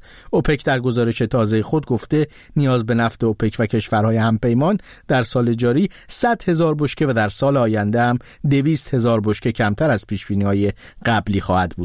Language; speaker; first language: Persian; native; Persian